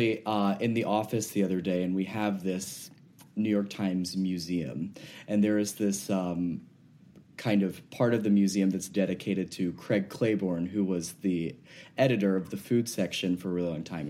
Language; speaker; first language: English; native; English